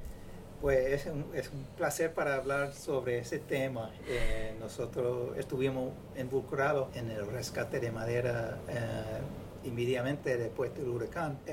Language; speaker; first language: Spanish; non-native, fluent; English